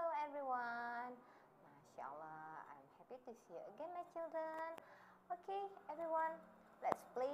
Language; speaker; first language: English; non-native, learner; Indonesian